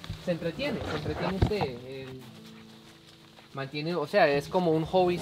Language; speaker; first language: Spanish; native; Spanish